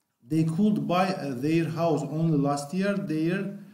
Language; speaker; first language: English; non-native, fluent; Azerbaijani